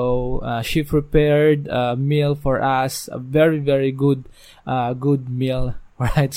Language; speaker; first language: English; non-native, local second language; Filipino